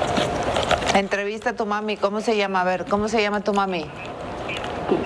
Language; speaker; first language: Spanish; native; Spanish